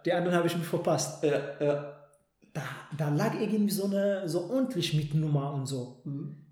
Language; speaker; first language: German; non-native, fluent; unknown